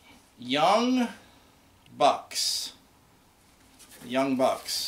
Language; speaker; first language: English; native; English